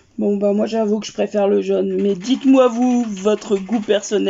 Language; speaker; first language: French; native; French